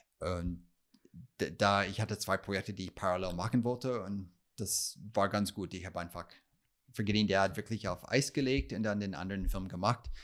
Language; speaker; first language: German; non-native, fluent; English